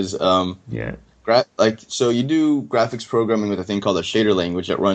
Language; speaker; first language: English; native; English